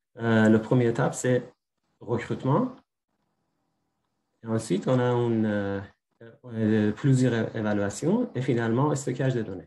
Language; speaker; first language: French; non-native, fluent; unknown